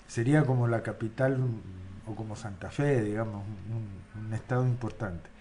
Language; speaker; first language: Spanish; native; Spanish